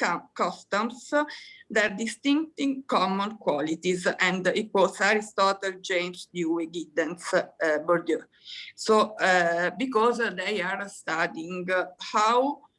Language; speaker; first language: English; non-native, fluent; Italian